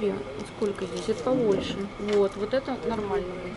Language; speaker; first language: Russian; native; Russian